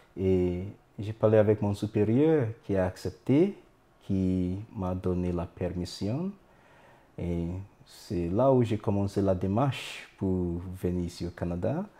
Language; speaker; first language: French; non-native, fluent; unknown